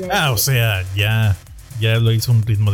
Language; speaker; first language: Spanish; native; Spanish